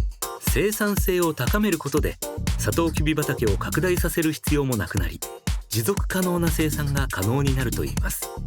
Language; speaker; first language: Japanese; native; Japanese